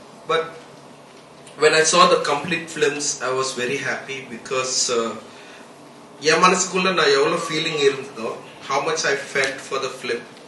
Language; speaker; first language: English; non-native, local second language; Tamil